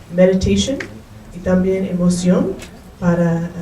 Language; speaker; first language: Spanish; non-native, learner; English